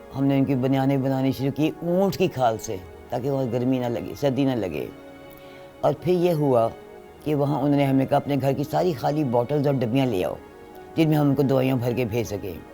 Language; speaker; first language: Urdu; native; Urdu